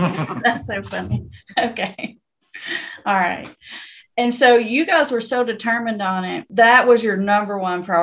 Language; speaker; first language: English; native; English